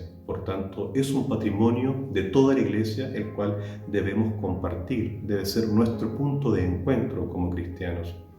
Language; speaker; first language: Spanish; native; Spanish